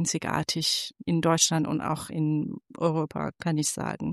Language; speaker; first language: German; non-native, fluent; Persian